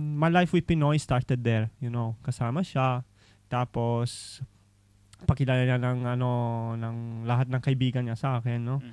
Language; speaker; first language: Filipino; non-native, learner; Italian